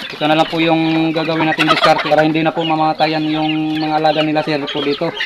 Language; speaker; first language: Filipino; non-native, local second language; Cebuano